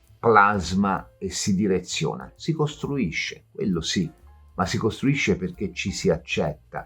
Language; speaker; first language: Italian; native; Italian